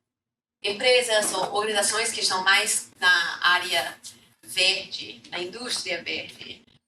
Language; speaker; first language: Portuguese; non-native, fluent; English